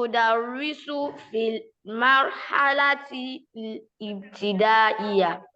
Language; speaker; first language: Arabic; non-native, learner; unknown